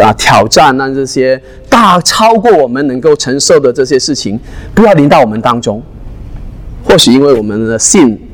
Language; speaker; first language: Chinese; non-native, local second language; Cantonese